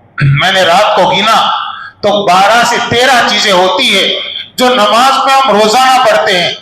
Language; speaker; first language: Urdu; non-native, local second language; Gujarati